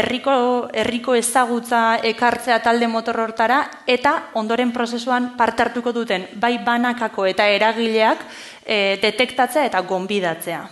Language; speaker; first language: Basque; native; Basque